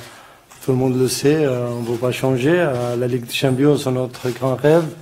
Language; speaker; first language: French; non-native, learner; Arabic